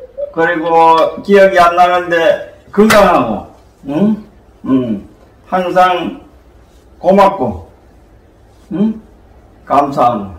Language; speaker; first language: Korean; non-native, learner; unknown